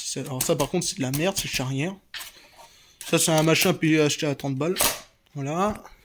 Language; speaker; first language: French; native; French